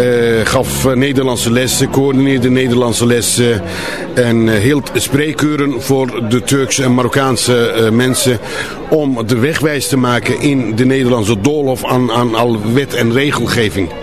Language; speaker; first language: Dutch; non-native, fluent; Turkish